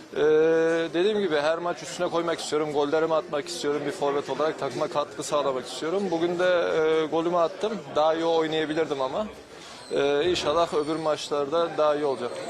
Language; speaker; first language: Turkish; early bilingual, heritage; Turkish